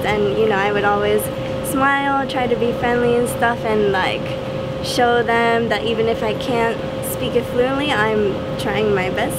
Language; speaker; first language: English; native; English